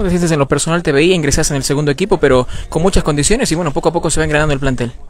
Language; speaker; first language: Spanish; native; Spanish